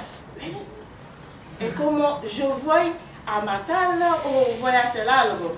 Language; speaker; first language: Spanish; non-native, learner; Haitian Creole